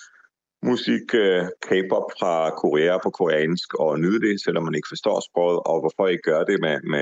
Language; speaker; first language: Danish; non-native, fluent; Hebrew